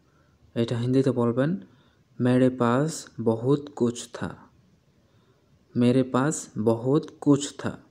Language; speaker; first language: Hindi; non-native, fluent; Bangla